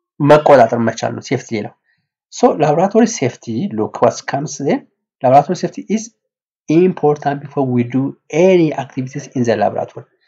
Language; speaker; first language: English; non-native, local second language; Amharic